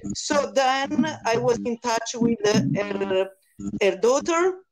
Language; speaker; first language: English; non-native, learner; Italian